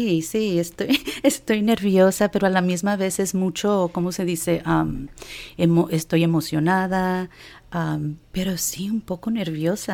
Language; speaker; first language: Spanish; early bilingual, heritage; Spanish